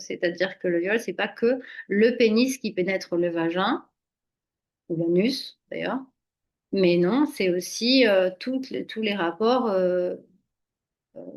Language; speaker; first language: French; native; French